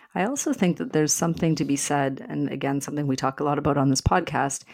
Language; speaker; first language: English; native; English